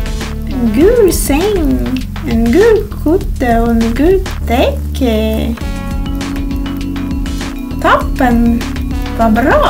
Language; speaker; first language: Swedish; non-native, fluent; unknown